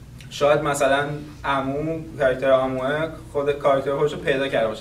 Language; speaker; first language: Persian; native; Persian